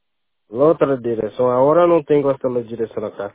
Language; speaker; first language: Spanish; non-native, learner; Portuguese